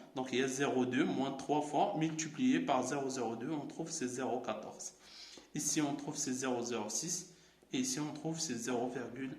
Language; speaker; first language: French; non-native, local second language; Arabic